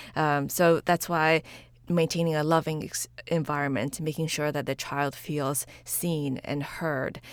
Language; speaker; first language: English; early bilingual, other home language; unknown